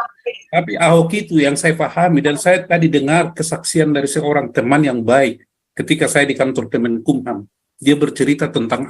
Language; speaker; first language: Indonesian; native; Indonesian